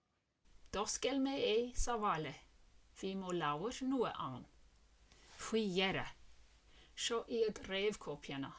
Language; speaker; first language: Irish; non-native, learner; English